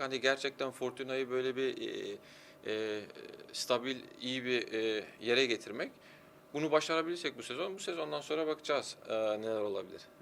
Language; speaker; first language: Turkish; early bilingual, heritage; Turkish